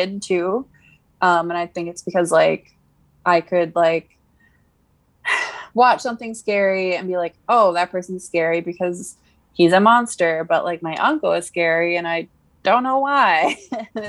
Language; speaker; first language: English; native; English